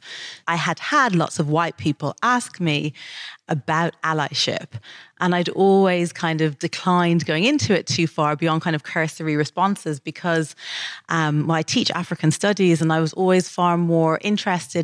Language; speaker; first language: English; native; English